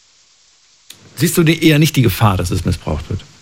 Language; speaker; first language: German; native; German